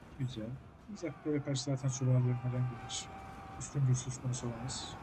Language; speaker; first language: Turkish; native; Turkish